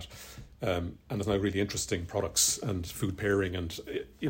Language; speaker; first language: English; native; English